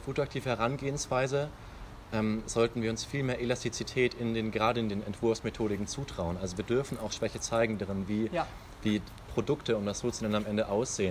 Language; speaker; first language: German; native; German